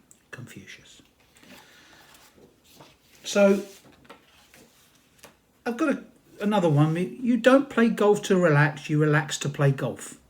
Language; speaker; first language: English; native; English